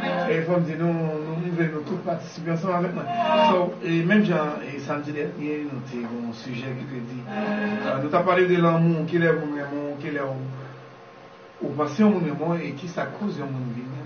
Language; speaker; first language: French; native; French